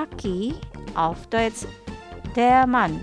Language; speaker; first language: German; non-native, fluent; Indonesian